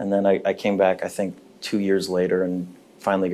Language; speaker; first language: English; native; English